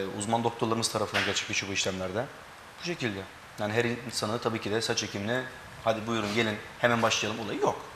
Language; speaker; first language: Turkish; early bilingual, heritage; Turkish